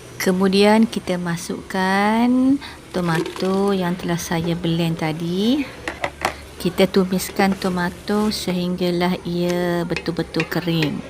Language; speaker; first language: Malay; native; Malay